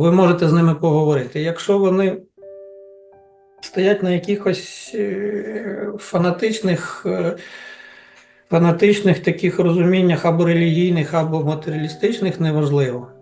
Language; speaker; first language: Ukrainian; native; Ukrainian